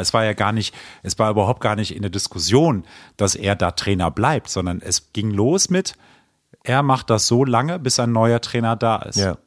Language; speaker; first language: German; native; German